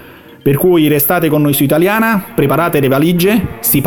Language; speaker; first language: Italian; native; Italian